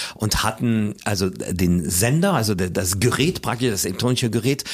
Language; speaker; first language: German; non-native, fluent; French